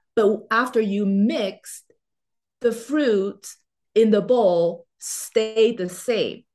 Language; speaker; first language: English; non-native, fluent; Chinese